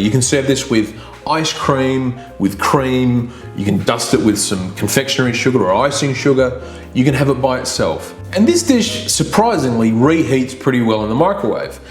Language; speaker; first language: English; native; English